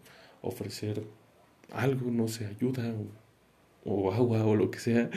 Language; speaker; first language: Spanish; native; Spanish